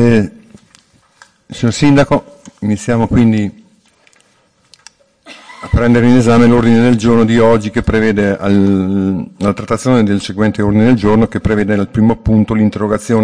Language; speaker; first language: Italian; native; Italian